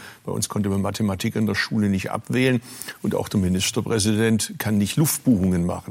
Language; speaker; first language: German; early bilingual, other home language; Turkish